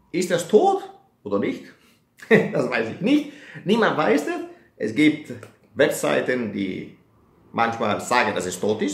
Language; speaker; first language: German; non-native, fluent; Italian